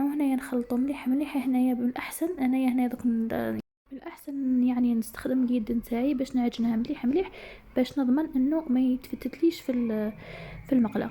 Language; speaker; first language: Arabic; native; Arabic